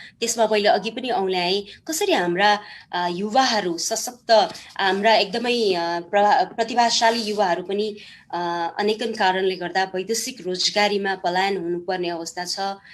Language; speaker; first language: Nepali; non-native, local second language; Eastern Tamang